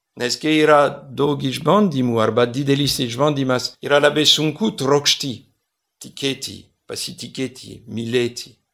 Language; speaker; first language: Lithuanian; non-native, fluent; French